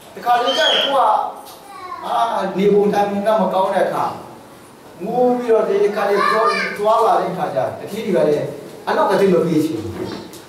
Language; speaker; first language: Burmese; non-native, local second language; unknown